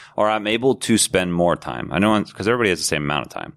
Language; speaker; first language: English; native; English